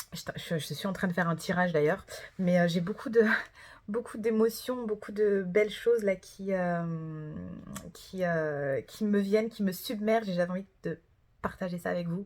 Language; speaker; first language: French; native; French